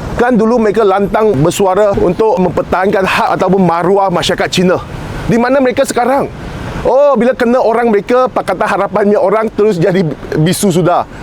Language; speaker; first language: Malay; non-native, local second language; Chinese